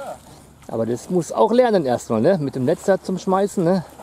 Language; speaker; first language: German; native; German